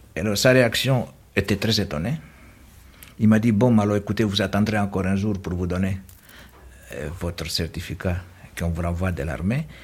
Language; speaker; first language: French; non-native, fluent; Greek